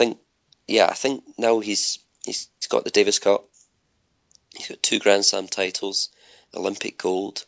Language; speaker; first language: English; native; English